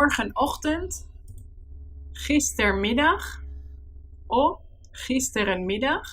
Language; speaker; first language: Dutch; non-native, fluent; Spanish